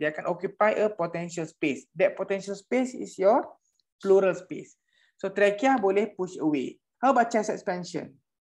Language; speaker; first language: English; non-native, local second language; Malay